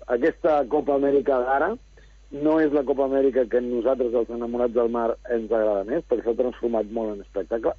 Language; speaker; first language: Catalan; early bilingual, other home language; Spanish